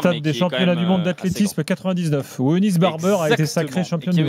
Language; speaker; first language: French; native; French